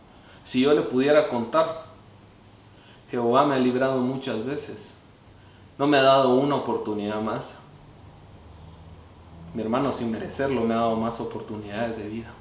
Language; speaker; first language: Spanish; native; Spanish